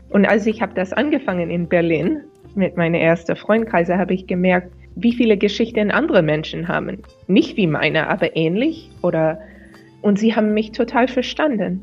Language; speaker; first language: German; non-native, fluent; English